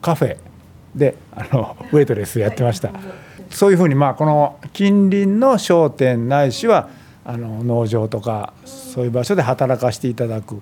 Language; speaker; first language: Japanese; native; Japanese